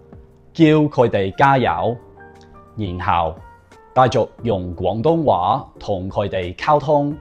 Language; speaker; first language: Cantonese; non-native, fluent; English